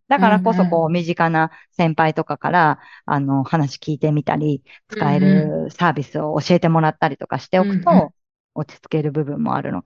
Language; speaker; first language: Japanese; native; Japanese